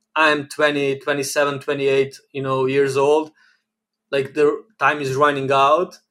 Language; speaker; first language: English; non-native, fluent; Serbian